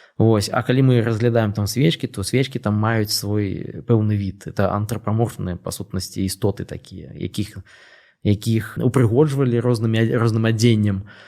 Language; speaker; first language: Belarusian; non-native, local second language; Russian